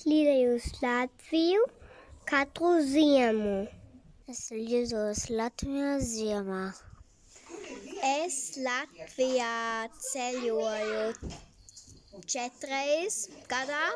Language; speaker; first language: Latvian; early bilingual, heritage; Latvian